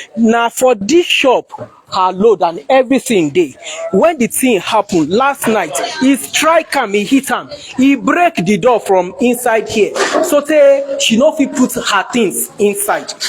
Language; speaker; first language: Nigerian Pidgin; non-native, local second language; Yoruba